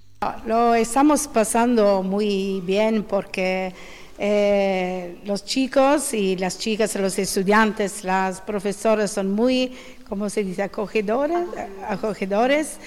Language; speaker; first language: Spanish; non-native, fluent; Italian